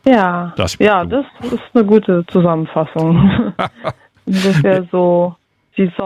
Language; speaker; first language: German; early bilingual, other home language; Russian